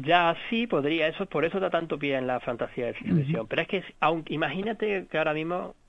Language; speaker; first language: Spanish; native; Spanish